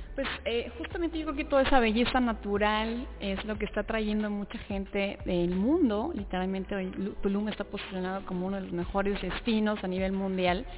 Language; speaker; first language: Spanish; native; Spanish